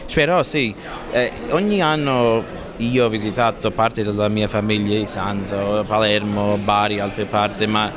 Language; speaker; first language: Italian; non-native, learner; English